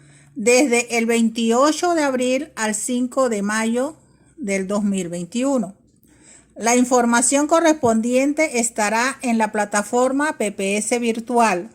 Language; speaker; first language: Spanish; native; Spanish